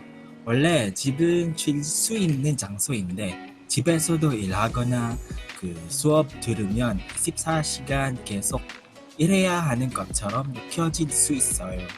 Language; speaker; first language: Korean; non-native, learner; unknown